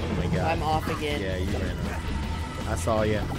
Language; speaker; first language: English; native; English